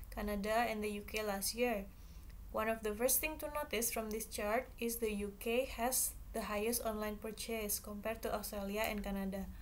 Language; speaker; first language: English; non-native, fluent; Javanese